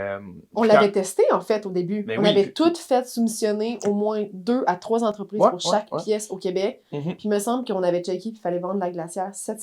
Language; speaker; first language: French; native; French